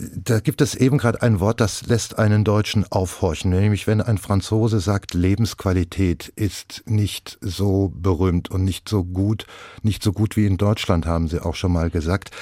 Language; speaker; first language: German; native; German